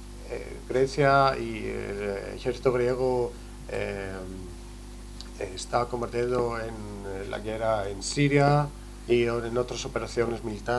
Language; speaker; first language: Spanish; non-native, learner; Greek